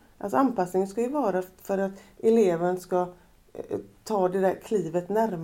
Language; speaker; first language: Swedish; native; Swedish